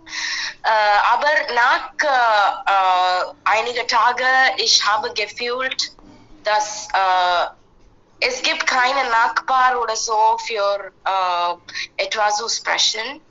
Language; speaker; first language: German; non-native, learner; Hindi